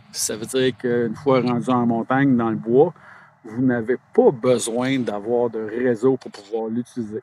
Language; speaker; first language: French; native; French